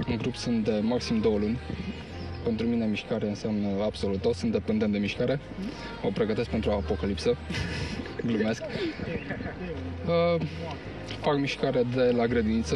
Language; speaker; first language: Romanian; native; Romanian